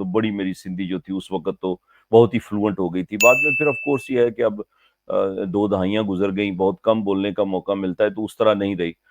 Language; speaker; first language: Urdu; non-native, local second language; Punjabi